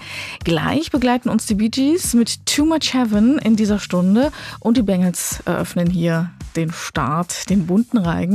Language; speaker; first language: German; native; German